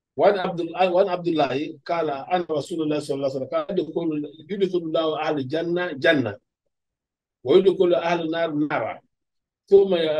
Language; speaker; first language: Arabic; non-native, fluent; Urdu